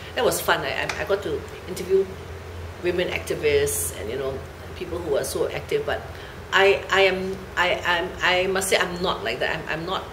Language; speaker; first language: English; native; English